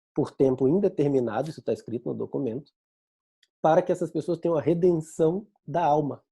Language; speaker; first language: Portuguese; native; Portuguese